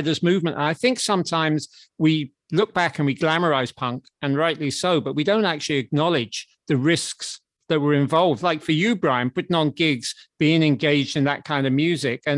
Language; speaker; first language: English; native; English